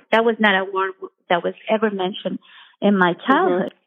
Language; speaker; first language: English; non-native, fluent; Spanish